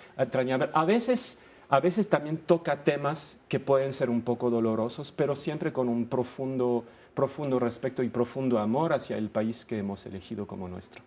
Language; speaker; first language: Spanish; non-native, fluent; French